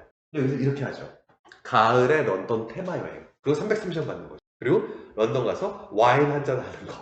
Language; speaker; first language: Korean; native; Korean